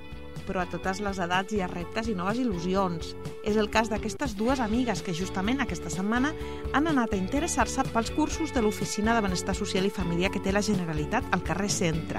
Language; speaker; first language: Catalan; native; Catalan